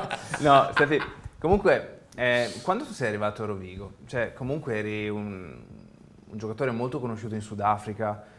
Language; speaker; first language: Italian; native; Italian